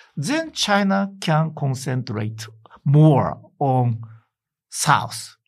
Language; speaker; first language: English; non-native, learner; Japanese